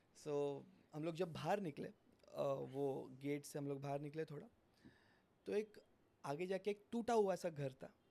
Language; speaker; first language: Hindi; non-native, local second language; Marathi